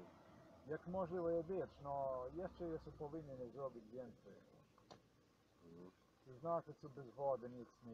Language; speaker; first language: Polish; non-native, learner; Croatian